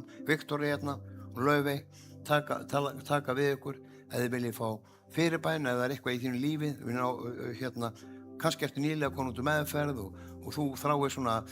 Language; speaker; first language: Icelandic; native; Icelandic